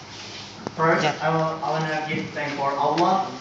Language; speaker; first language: English; non-native, learner; Indonesian